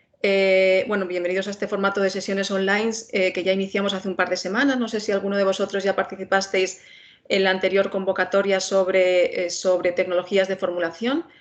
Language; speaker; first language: Spanish; native; Spanish